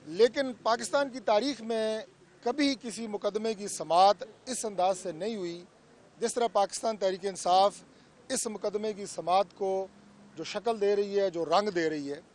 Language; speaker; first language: Urdu; non-native, local second language; Punjabi